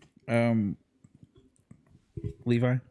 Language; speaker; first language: English; native; English